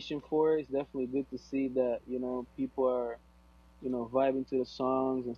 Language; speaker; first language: English; non-native, fluent; Portuguese